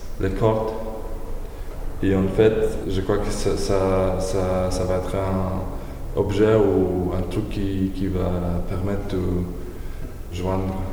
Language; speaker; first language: French; non-native, fluent; Polish